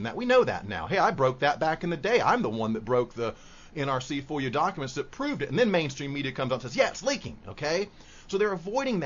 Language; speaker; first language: English; native; English